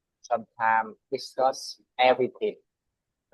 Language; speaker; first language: English; non-native, learner; Vietnamese